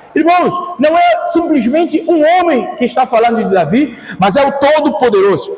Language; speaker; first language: Portuguese; native; Portuguese